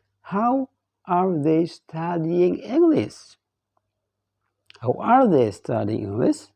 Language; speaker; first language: English; non-native, fluent; Indonesian